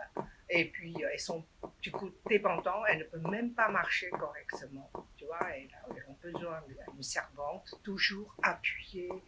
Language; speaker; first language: French; non-native, fluent; Chinese